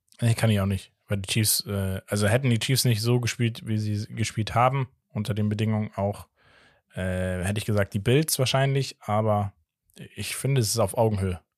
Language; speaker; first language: German; native; German